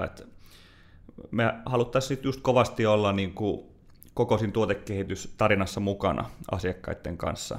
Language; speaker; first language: Finnish; native; Finnish